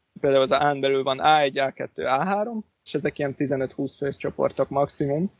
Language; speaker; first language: Hungarian; native; Hungarian